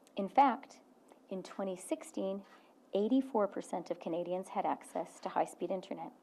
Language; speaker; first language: English; native; English